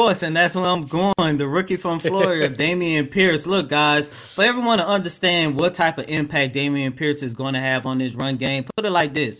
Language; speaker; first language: English; native; English